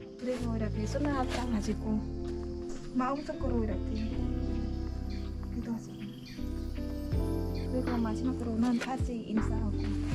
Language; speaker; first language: Korean; non-native, learner; Khmer